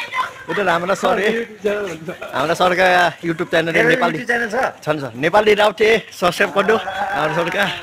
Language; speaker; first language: Hindi; non-native, learner; Nepali